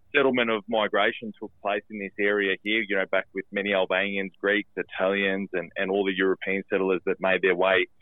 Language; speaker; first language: English; early bilingual, other home language; Albanian